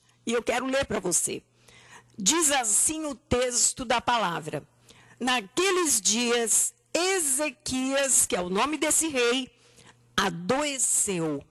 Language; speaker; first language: Portuguese; native; Portuguese